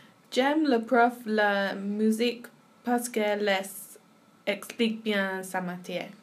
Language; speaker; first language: French; non-native, learner; English